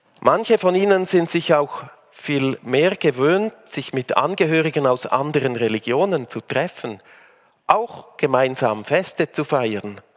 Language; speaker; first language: German; native; German